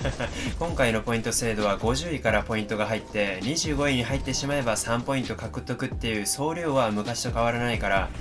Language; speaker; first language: Japanese; native; Japanese